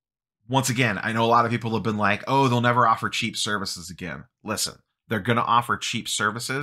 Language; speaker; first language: English; native; English